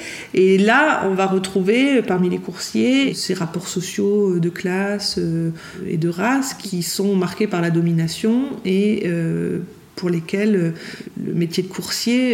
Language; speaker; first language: French; native; French